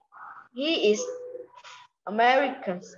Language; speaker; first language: English; non-native, learner; Vietnamese